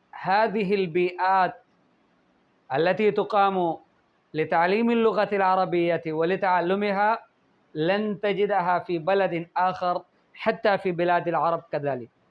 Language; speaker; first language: Arabic; non-native, fluent; Urdu